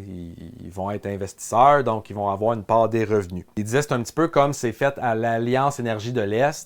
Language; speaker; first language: French; native; French